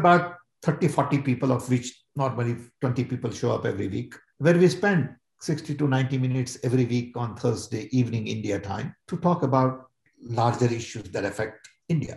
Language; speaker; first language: English; non-native, local second language; Gujarati